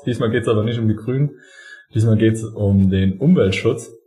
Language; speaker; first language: German; native; German